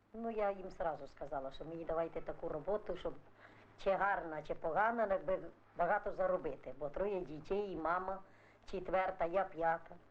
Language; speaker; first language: Ukrainian; non-native, fluent; Italian